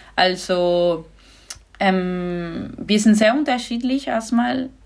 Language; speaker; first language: German; non-native, fluent; Spanish